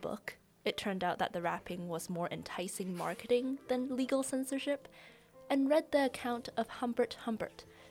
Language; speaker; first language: English; non-native, local second language; Cantonese